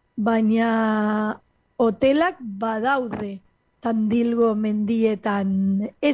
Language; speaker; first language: Basque; non-native, fluent; Spanish